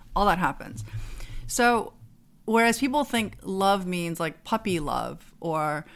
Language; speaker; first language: English; non-native, fluent; Korean